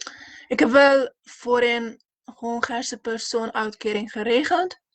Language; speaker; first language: Dutch; non-native, fluent; Hungarian